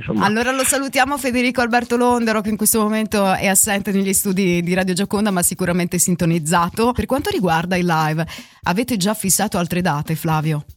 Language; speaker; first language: Italian; native; Italian